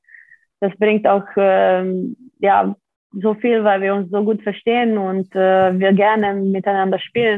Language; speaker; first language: German; non-native, fluent; Slovenian